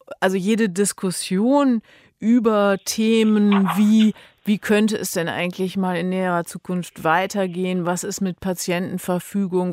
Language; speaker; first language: German; native; German